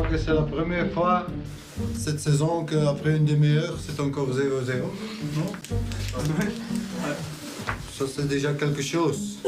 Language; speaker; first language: French; non-native, local second language; Dutch